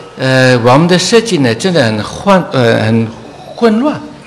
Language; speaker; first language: Chinese; non-native, fluent; English